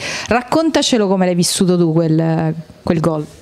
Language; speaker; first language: Italian; native; Italian